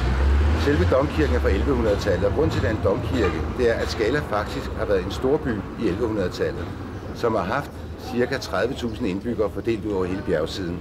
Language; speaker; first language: Danish; native; Danish